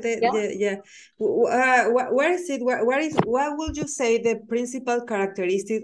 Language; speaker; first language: English; non-native, learner; Spanish